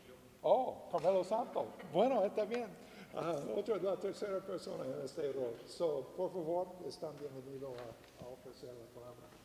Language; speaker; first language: Spanish; non-native, fluent; English